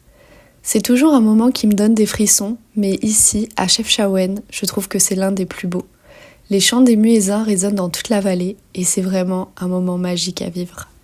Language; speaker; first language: French; native; French